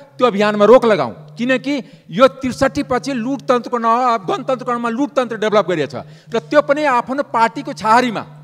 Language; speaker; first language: Nepali; non-native, local second language; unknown